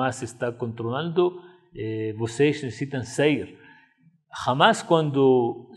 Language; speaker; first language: Portuguese; non-native, fluent; Arabic